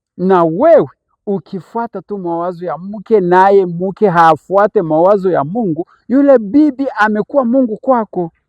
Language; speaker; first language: Swahili; native; Swahili